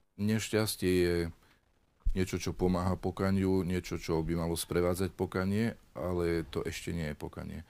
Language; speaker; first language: Slovak; native; Slovak